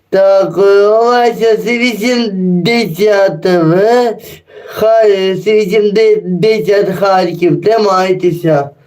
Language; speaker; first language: Ukrainian; native; Ukrainian